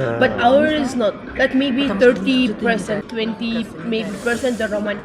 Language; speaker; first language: English; non-native, learner; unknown